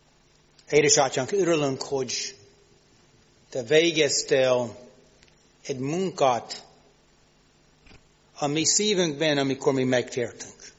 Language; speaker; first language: Hungarian; non-native, fluent; English